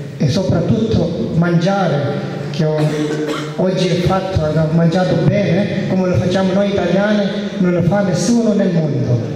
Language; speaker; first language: Italian; early bilingual, heritage; German